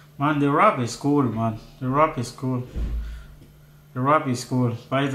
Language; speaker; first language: German; non-native, learner; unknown